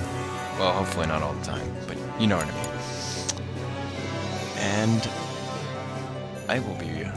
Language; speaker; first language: English; native; English